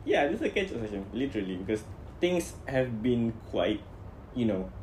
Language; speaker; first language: English; non-native, local second language; Malay